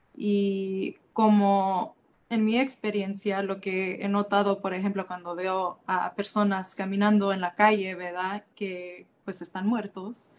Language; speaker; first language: Spanish; early bilingual, heritage; Spanish